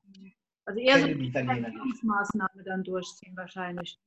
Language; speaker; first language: German; native; German